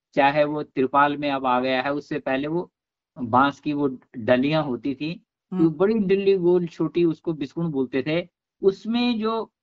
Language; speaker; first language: Hindi; non-native, local second language; Garhwali